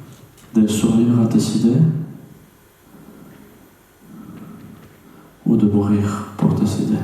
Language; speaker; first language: French; non-native, fluent; Spanish